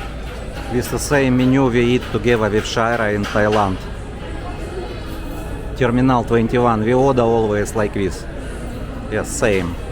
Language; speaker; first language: English; non-native, learner; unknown